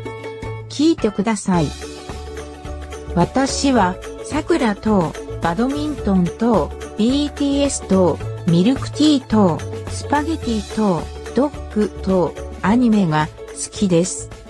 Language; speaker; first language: Japanese; non-native, learner; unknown